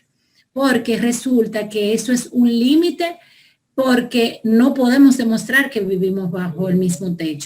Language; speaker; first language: Spanish; native; Spanish